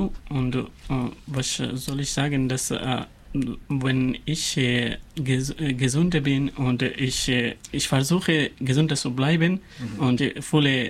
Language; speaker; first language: German; non-native, learner; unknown